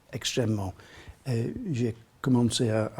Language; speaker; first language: French; non-native, learner; English